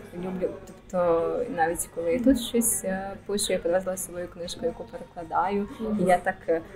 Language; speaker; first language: Ukrainian; native; Ukrainian